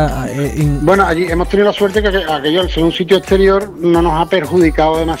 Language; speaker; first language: Spanish; native; Spanish